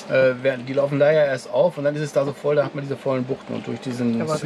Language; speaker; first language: German; native; German